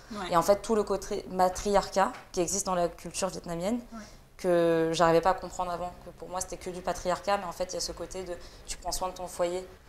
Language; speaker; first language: French; early bilingual, other home language; Vietnamese